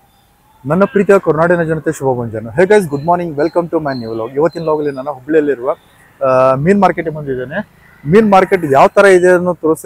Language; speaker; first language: Kannada; native; Kannada